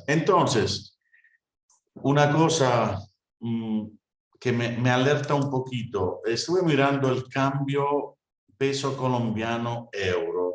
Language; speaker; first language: Spanish; non-native, fluent; Italian